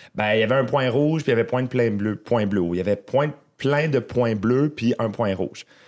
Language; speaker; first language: French; native; French